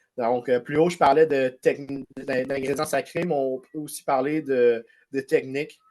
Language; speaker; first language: French; native; French